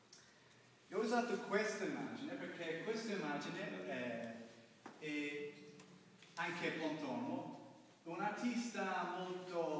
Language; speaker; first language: Italian; non-native, learner; English